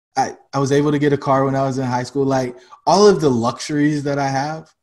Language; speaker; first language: English; native; English